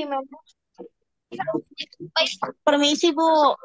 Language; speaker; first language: Indonesian; native; Indonesian